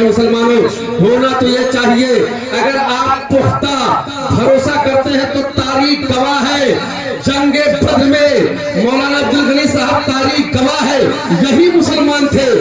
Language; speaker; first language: Urdu; native; Urdu